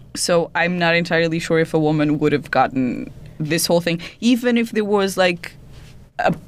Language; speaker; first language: English; non-native, fluent; Portuguese